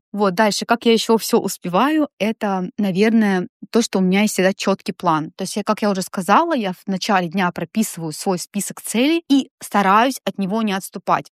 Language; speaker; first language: Russian; native; Russian